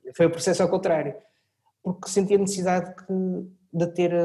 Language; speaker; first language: Portuguese; early bilingual, other home language; French